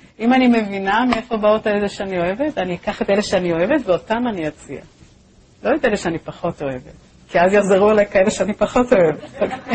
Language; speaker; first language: Hebrew; native; Hebrew